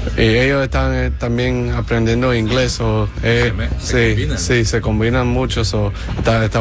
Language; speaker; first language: Spanish; early bilingual, heritage; English